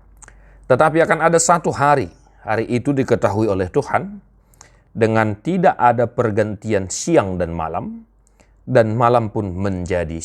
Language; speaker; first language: Indonesian; non-native, local second language; Batak Toba